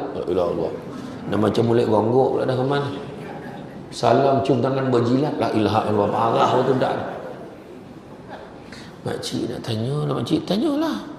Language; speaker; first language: Malay; native; Malay